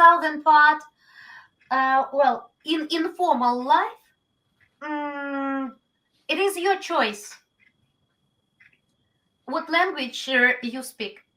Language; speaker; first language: English; non-native, learner; Ukrainian